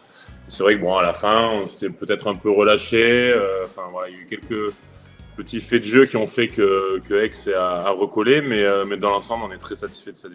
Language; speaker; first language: French; native; French